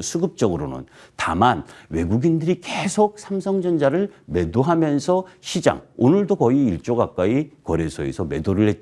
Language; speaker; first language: Korean; native; Korean